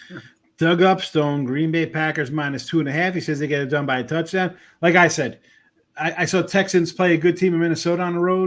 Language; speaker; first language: English; native; English